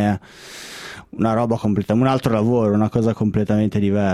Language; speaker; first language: Italian; native; Italian